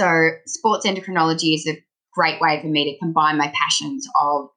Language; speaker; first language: English; native; English